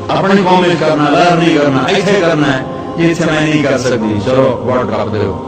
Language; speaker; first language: Urdu; non-native, local second language; Punjabi